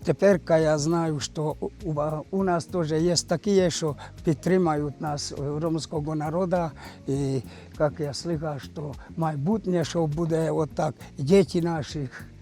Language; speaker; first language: Ukrainian; non-native, local second language; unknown